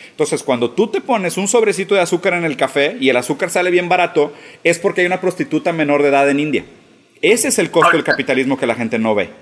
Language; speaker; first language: Spanish; early bilingual, other home language; Portuguese